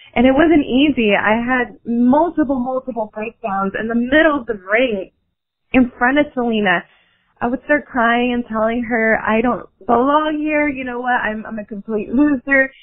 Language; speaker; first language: English; native; English